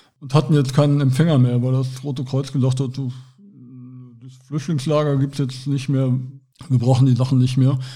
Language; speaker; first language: German; native; German